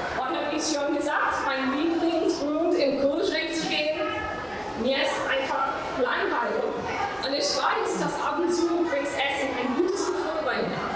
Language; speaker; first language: German; non-native, fluent; English